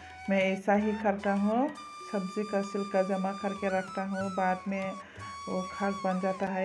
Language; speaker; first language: Hindi; non-native, learner; Bodo